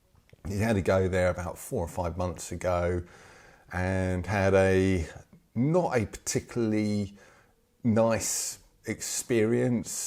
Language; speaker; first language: English; native; English